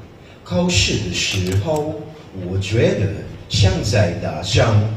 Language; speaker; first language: Chinese; non-native, learner; English